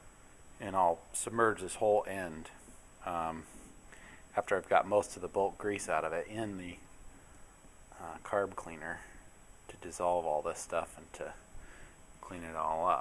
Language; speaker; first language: English; native; English